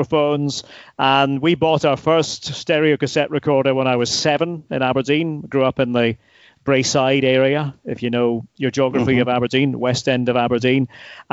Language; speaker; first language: English; native; English